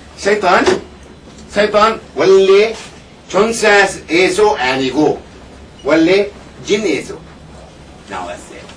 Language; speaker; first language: Korean; non-native, learner; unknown